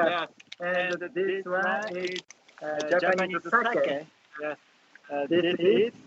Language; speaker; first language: English; non-native, learner; Japanese